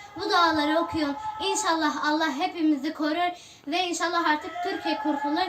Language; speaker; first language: Turkish; early bilingual, other home language; Arabic